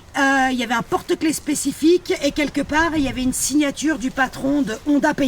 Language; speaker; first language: French; native; French